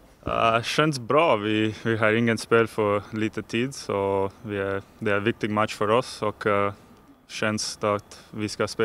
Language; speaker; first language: Swedish; non-native, learner; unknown